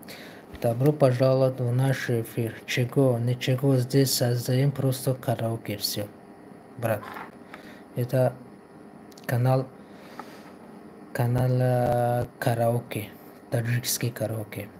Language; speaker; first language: Russian; non-native, learner; Tajik